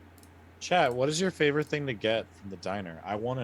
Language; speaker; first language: English; native; English